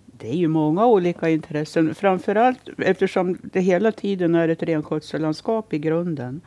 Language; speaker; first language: Swedish; native; Swedish